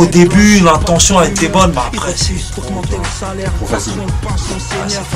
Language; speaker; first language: French; early bilingual, other home language; Arabic